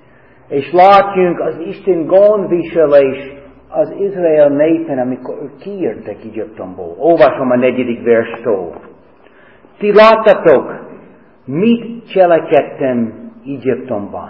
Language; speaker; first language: Hungarian; non-native, fluent; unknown